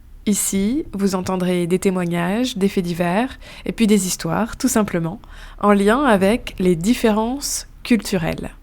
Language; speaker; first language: French; native; French